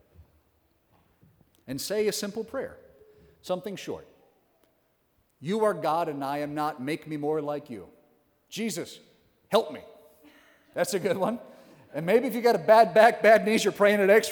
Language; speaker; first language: English; native; English